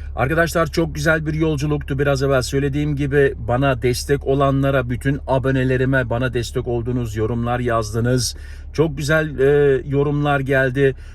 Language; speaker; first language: Turkish; native; Turkish